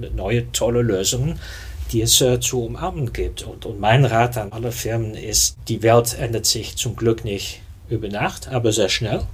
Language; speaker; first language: German; non-native, fluent; Dutch